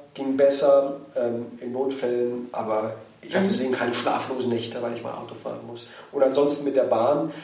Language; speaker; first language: German; native; German